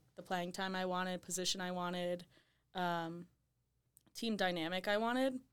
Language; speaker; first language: English; native; English